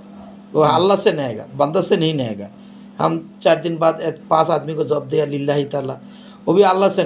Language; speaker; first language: Hindi; non-native, fluent; Bangla